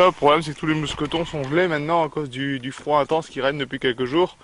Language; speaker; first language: French; native; French